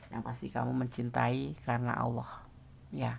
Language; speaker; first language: Indonesian; native; Indonesian